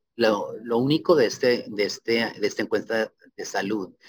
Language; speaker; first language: Spanish; native; Spanish